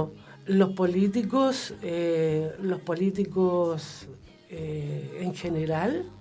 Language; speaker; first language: Spanish; native; Spanish